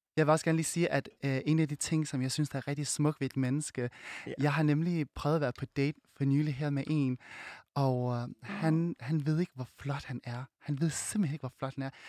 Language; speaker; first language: Danish; early bilingual, other home language; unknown